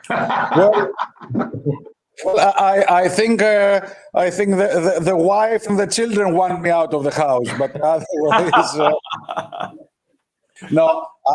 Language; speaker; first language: English; non-native, fluent; Greek